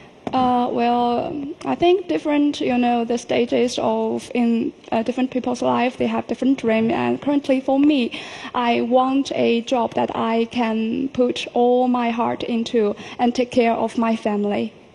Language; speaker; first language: English; non-native, fluent; Chinese